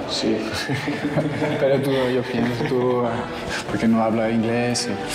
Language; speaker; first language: Spanish; non-native, learner; Dutch